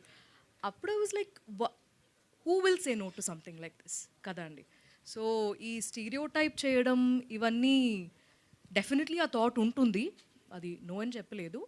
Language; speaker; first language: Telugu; non-native, local second language; Malayalam